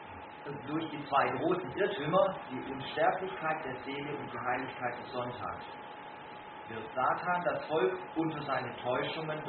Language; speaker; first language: German; native; German